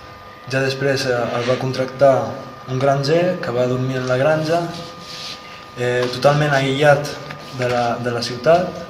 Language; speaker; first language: Catalan; early bilingual, other home language; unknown